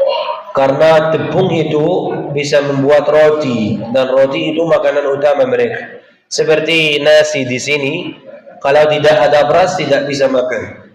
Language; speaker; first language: Indonesian; non-native, fluent; Arabic